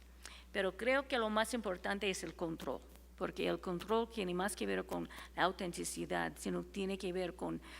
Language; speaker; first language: Spanish; non-native, fluent; English